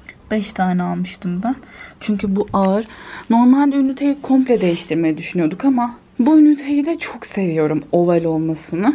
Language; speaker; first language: Turkish; native; Turkish